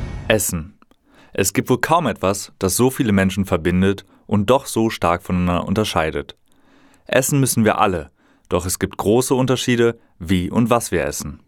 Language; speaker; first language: German; native; German